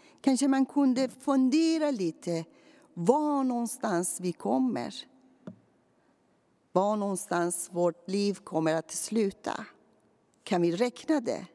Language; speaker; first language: Swedish; non-native, fluent; Persian